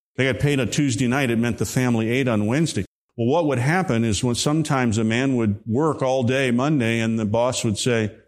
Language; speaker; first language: English; native; English